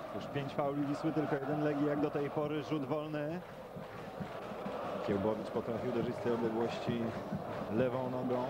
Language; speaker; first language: Polish; native; Polish